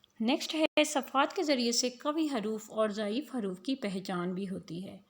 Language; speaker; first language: Urdu; native; Urdu